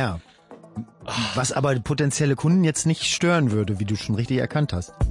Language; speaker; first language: German; native; German